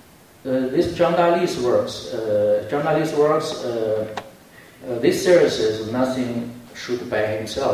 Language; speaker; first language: English; non-native, fluent; Chinese